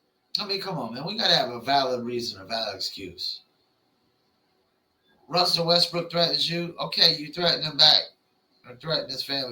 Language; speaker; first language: English; native; English